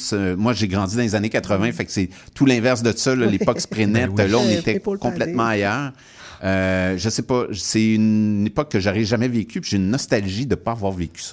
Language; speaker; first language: French; native; French